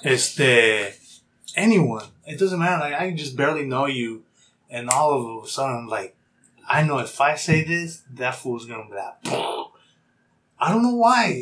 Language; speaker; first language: English; early bilingual, other home language; Spanish